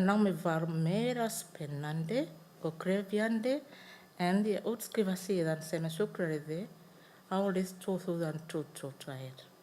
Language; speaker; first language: Icelandic; non-native, learner; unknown